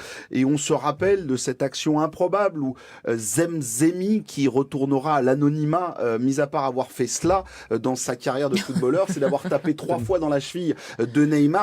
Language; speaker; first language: French; native; French